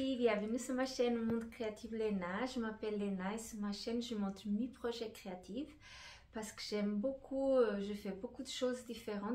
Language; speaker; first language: French; non-native, fluent; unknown